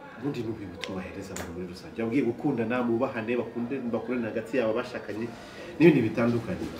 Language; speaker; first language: Kinyarwanda; native; Kinyarwanda